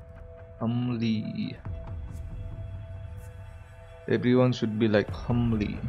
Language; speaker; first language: English; non-native, learner; Bodo